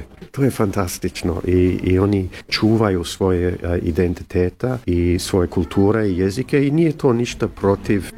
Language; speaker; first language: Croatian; early bilingual, heritage; English